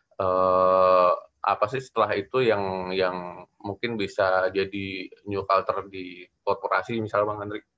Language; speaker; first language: Indonesian; native; Indonesian